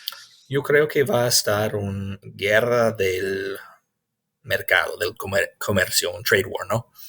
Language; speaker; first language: Spanish; non-native, fluent; English